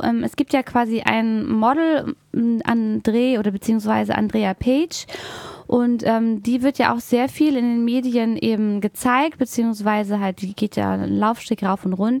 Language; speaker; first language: German; native; German